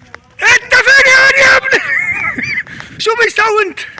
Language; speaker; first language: Arabic; native; Arabic